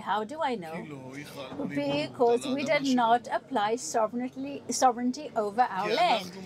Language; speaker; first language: English; non-native, fluent; Hebrew